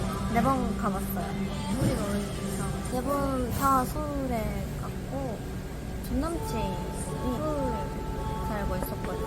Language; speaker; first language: Korean; non-native, learner; Japanese